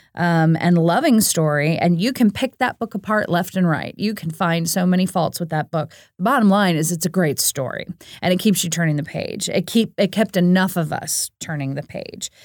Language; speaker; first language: English; native; English